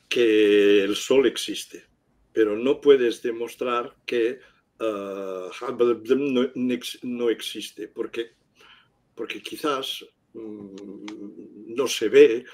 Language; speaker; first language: Spanish; non-native, local second language; Catalan